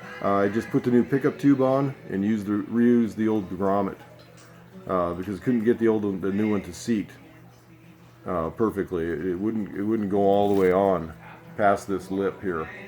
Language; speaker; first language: English; native; English